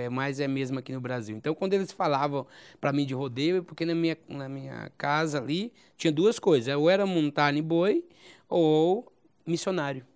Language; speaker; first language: Portuguese; native; Portuguese